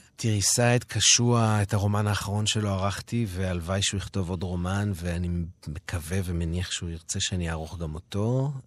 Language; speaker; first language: Hebrew; native; Hebrew